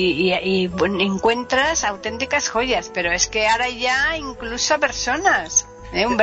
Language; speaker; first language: Spanish; native; Spanish